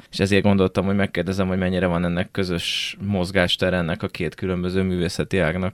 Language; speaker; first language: Hungarian; native; Hungarian